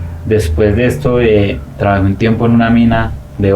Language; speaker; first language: Spanish; native; Spanish